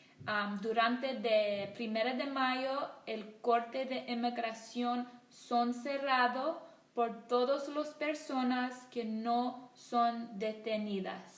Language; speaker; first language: Spanish; non-native, learner; English